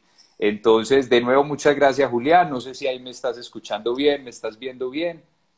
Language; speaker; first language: Spanish; native; Spanish